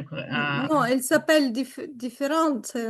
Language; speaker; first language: French; non-native, learner; Ukrainian